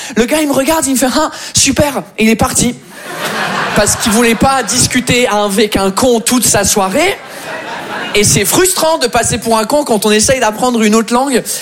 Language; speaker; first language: French; non-native, fluent; English